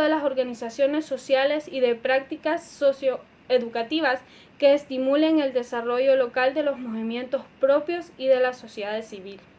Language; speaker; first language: Spanish; native; Spanish